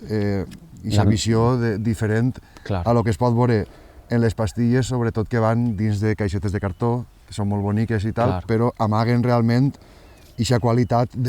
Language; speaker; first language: Catalan; native; Catalan